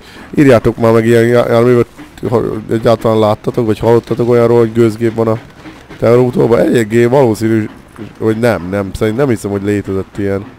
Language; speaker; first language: Hungarian; native; Hungarian